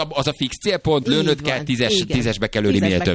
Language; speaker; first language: Hungarian; native; Hungarian